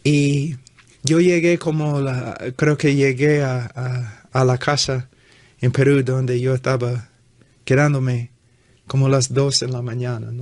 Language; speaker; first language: Spanish; non-native, fluent; English